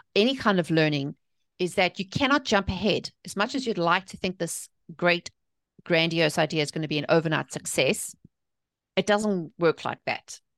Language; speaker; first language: English; native; English